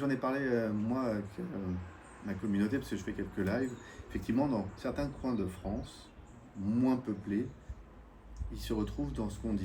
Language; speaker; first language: French; native; French